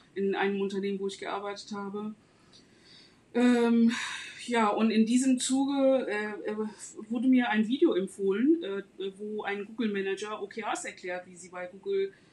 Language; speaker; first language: German; non-native, fluent; Turkish